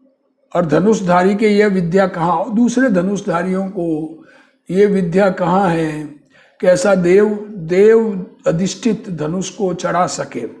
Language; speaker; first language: Hindi; native; Hindi